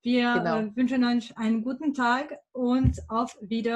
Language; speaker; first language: German; non-native, fluent; French